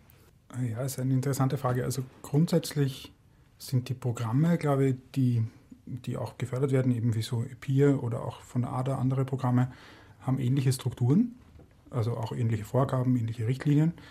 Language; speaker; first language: German; native; German